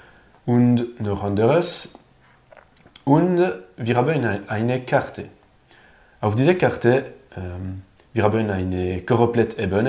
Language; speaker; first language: German; non-native, learner; French